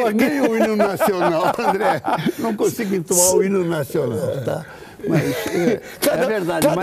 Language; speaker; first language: Portuguese; native; Portuguese